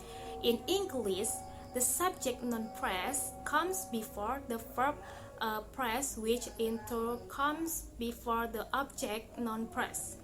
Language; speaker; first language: English; non-native, learner; Indonesian